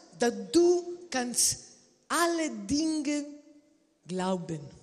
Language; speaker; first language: German; non-native, learner; Spanish